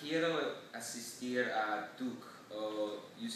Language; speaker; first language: Spanish; non-native, learner; English